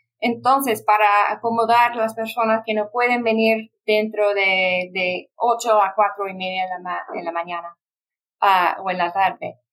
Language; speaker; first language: Spanish; non-native, fluent; English